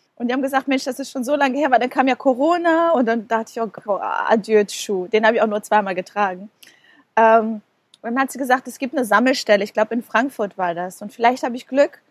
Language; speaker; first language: German; non-native, fluent; Portuguese